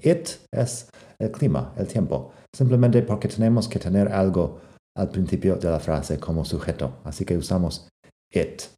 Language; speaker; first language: Spanish; non-native, fluent; English